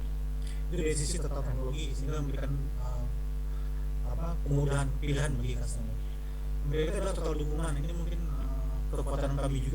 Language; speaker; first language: Indonesian; native; Indonesian